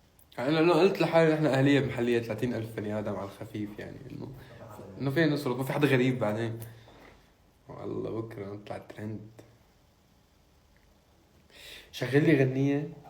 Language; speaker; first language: Arabic; native; Arabic